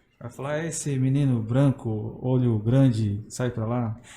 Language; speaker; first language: Portuguese; native; Portuguese